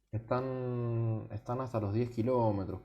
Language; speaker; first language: Spanish; native; Spanish